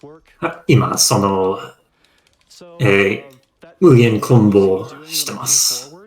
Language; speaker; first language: Japanese; non-native, fluent; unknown